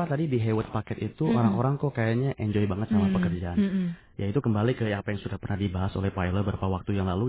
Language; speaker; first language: Indonesian; native; Indonesian